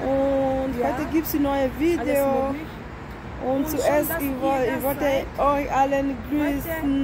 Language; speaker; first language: German; non-native, learner; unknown